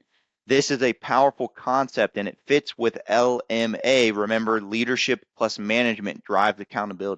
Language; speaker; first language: English; native; English